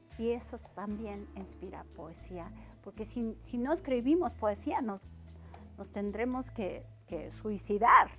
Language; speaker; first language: Spanish; early bilingual, heritage; Spanish